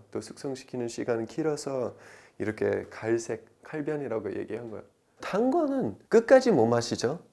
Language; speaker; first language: Korean; non-native, fluent; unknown